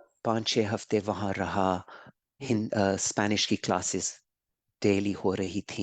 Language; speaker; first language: Hindi; early bilingual, heritage; English